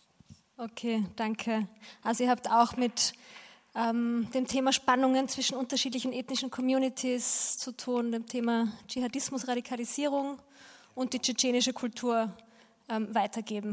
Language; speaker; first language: German; native; German